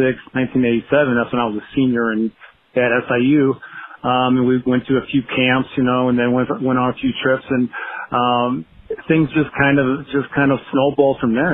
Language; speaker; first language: English; native; English